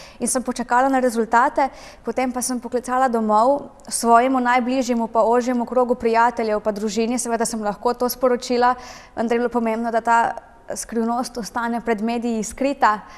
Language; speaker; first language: Slovenian; native; Slovenian